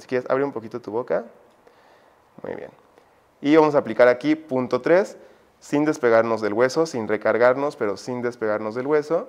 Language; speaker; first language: Spanish; native; Spanish